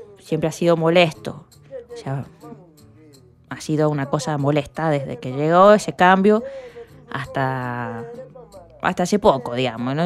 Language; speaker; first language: Spanish; native; Spanish